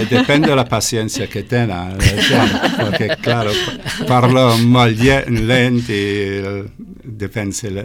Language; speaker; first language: Catalan; non-native, learner; English